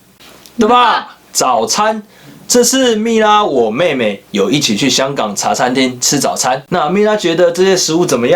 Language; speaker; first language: Chinese; native; Chinese